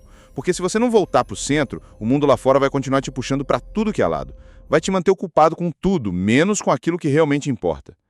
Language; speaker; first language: Portuguese; native; Portuguese